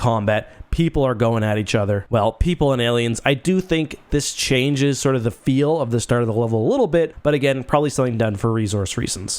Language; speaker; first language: English; native; English